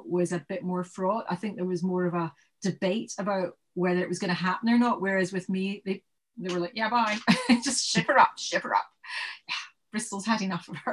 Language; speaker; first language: English; native; English